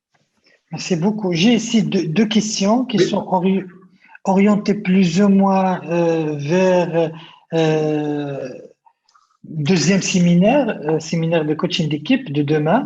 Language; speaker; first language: French; non-native, local second language; Arabic